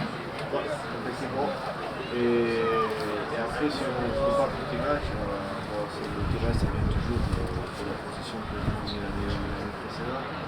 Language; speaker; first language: French; non-native, fluent; English